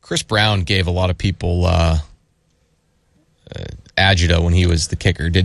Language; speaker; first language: English; native; English